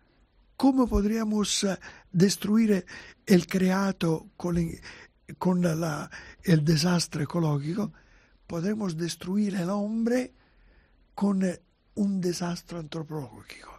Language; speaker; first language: Spanish; non-native, fluent; Italian